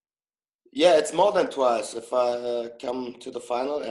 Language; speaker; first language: English; non-native, fluent; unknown